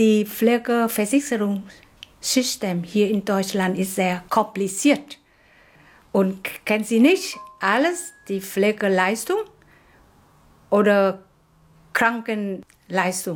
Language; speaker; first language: German; non-native, learner; Vietnamese